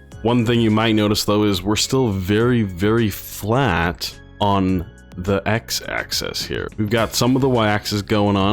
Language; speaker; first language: English; native; English